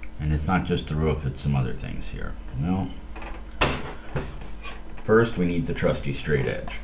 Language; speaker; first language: English; native; English